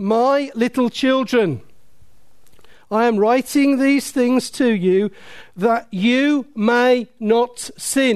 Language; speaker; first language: English; native; English